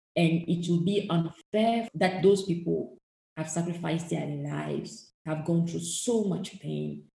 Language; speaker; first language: English; non-native, fluent; French